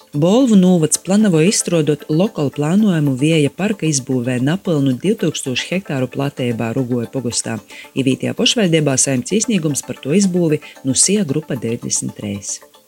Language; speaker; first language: Latvian; native; Latvian